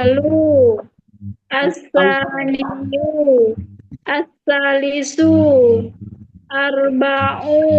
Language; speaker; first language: Arabic; non-native, learner; Indonesian